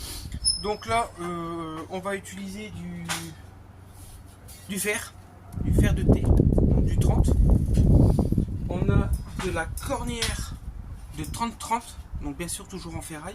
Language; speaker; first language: French; native; French